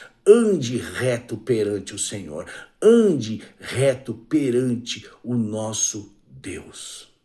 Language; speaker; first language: Portuguese; native; Portuguese